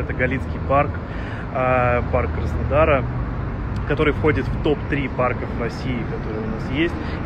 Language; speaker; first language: Russian; native; Russian